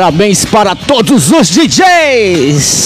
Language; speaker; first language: Portuguese; native; Portuguese